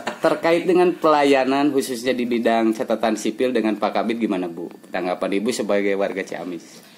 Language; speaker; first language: Indonesian; native; Indonesian